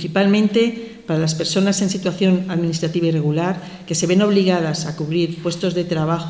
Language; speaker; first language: Spanish; native; Spanish